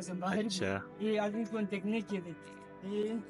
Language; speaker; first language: Hindi; native; Hindi